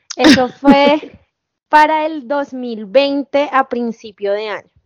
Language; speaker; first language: Spanish; native; Spanish